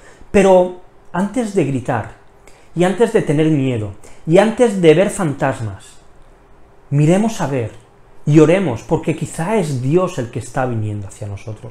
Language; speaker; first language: Spanish; native; Spanish